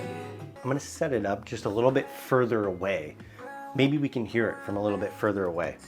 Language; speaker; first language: English; native; English